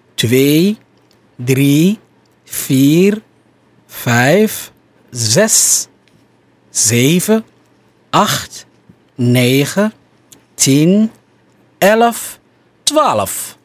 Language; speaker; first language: Dutch; non-native, fluent; Somali